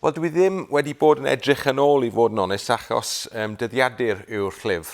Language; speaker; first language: Welsh; non-native, local second language; English